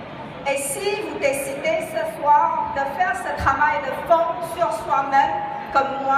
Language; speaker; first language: French; non-native, fluent; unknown